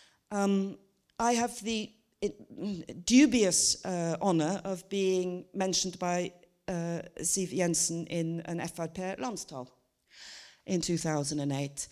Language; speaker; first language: English; native; English